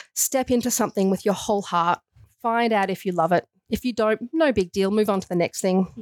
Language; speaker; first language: English; native; English